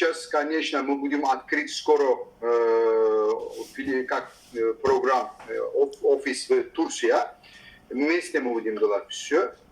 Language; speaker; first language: Russian; non-native, learner; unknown